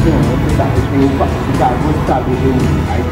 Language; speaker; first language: Portuguese; non-native, learner; Haitian Creole